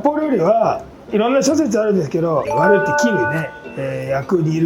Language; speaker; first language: Japanese; native; Japanese